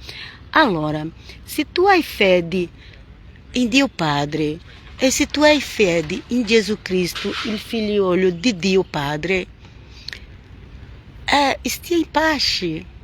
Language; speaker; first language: Italian; non-native, fluent; Portuguese